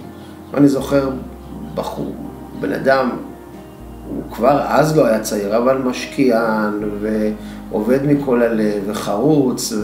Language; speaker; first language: Hebrew; native; Hebrew